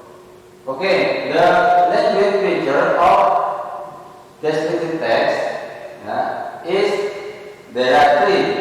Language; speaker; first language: English; non-native, learner; Indonesian